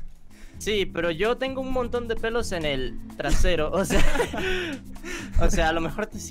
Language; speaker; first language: Spanish; native; Spanish